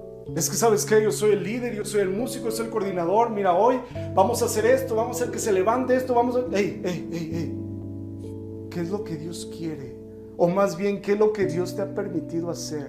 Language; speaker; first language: Spanish; native; Spanish